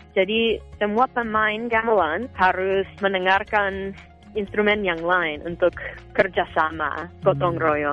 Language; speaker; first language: Indonesian; non-native, fluent; English